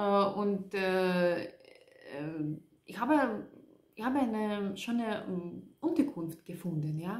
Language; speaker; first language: German; non-native, learner; Russian